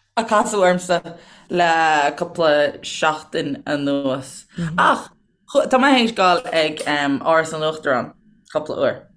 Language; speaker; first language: Irish; native; Irish